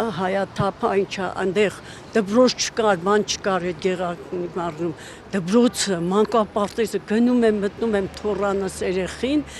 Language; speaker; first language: Armenian; native; Armenian